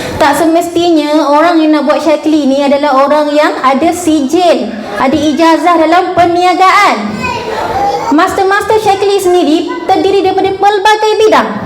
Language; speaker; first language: Malay; native; Malay